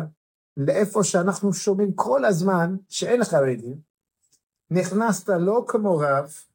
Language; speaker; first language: Hebrew; non-native, fluent; English